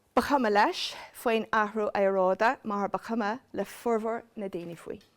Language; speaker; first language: Irish; non-native, local second language; English